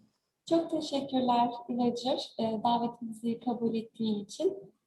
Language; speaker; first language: Turkish; native; Turkish